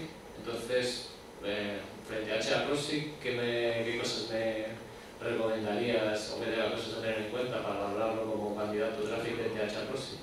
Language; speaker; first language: Spanish; native; Spanish